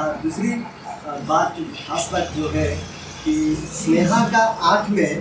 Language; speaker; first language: Hindi; non-native, local second language; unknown